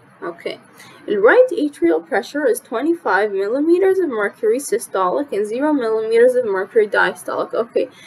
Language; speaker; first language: English; non-native, fluent; Arabic